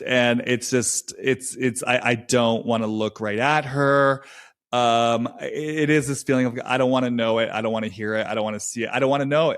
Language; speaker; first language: English; native; English